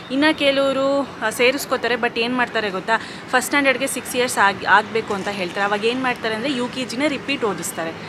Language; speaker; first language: Kannada; non-native, local second language; Telugu